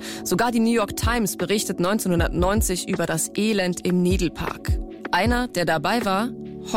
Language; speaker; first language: German; native; German